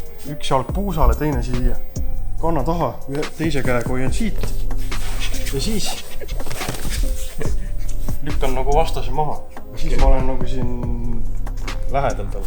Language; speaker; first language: Estonian; native; Estonian